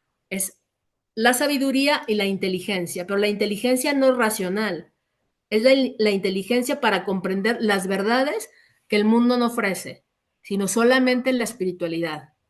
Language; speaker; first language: Spanish; native; Spanish